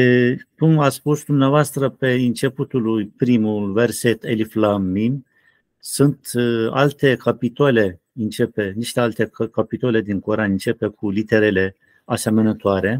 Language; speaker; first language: Romanian; non-native, learner; Turkish